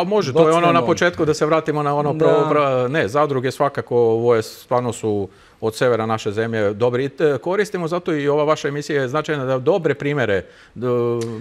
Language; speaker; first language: Serbian; native; Serbian